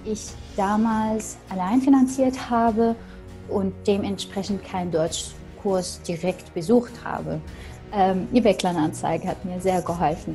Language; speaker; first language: German; non-native, fluent; Arabic